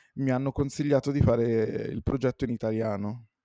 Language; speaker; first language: Italian; native; Italian